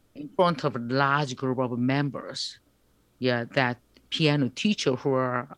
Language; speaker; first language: English; non-native, learner; Korean